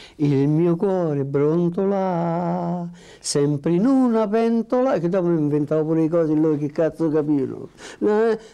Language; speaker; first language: Italian; native; Italian